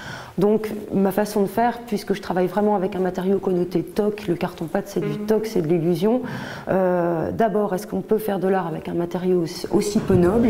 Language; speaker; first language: French; native; French